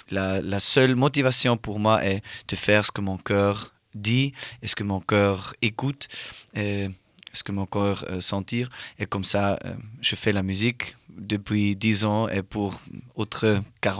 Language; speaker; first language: French; non-native, learner; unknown